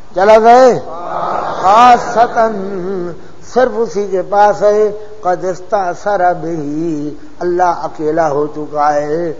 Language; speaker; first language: Urdu; non-native, local second language; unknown